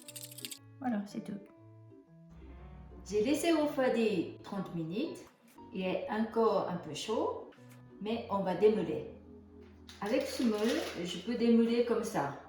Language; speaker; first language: French; non-native, fluent; Japanese